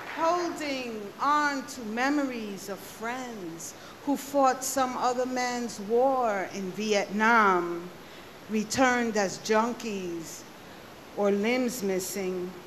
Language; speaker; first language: English; early bilingual, other home language; Spanish